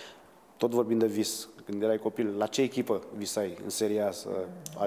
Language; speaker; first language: Romanian; native; Romanian